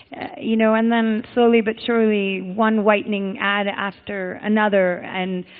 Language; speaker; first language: English; native; English